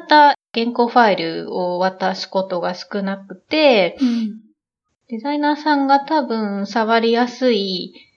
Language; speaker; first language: Japanese; native; Japanese